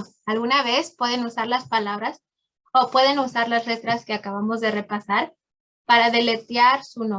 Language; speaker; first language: Spanish; early bilingual, heritage; Spanish